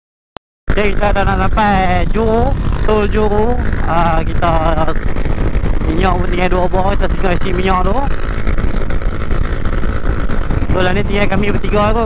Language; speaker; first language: Malay; native; Malay